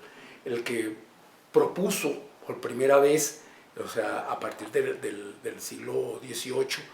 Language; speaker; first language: Spanish; native; Spanish